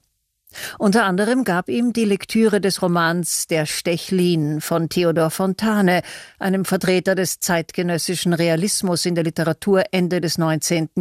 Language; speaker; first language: German; native; German